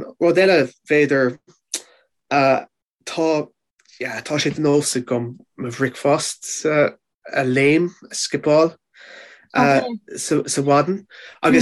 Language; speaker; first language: Irish; non-native, local second language; English